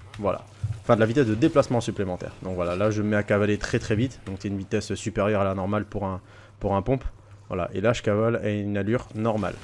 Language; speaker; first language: French; native; French